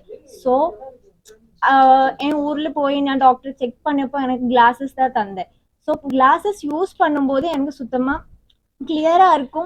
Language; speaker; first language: Tamil; non-native, learner; Malayalam